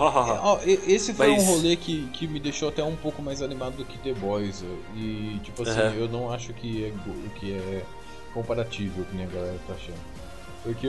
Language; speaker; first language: Portuguese; native; Portuguese